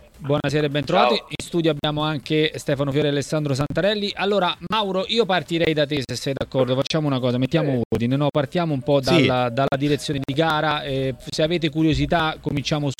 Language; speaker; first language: Italian; native; Italian